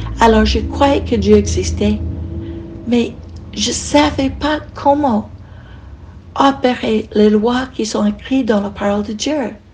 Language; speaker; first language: French; non-native, fluent; English